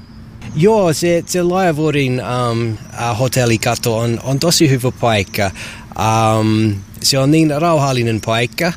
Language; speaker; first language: Finnish; non-native, learner; English